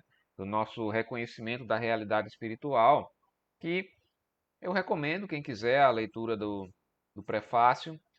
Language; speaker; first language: Portuguese; native; Portuguese